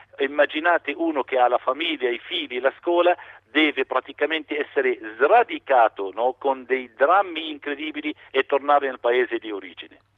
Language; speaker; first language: Italian; non-native, fluent; Arabic